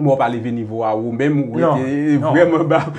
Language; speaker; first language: French; non-native, local second language; Haitian Creole